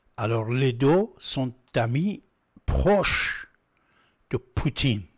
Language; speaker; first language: French; non-native, fluent; Persian